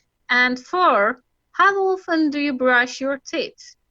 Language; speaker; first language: English; non-native, fluent; Turkish